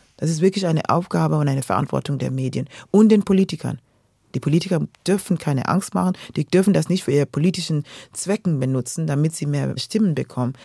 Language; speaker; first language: German; non-native, fluent; Luo (Kenya and Tanzania)